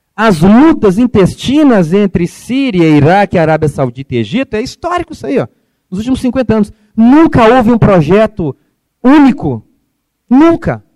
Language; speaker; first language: Portuguese; early bilingual, other home language; Arabic